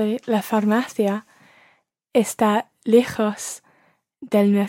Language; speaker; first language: Spanish; non-native, learner; English